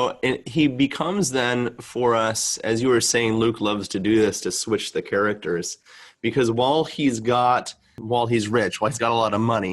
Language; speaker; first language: English; native; English